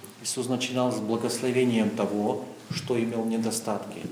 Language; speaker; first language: Czech; non-native, learner; Russian